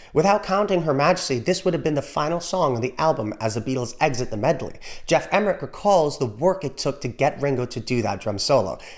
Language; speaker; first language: English; native; English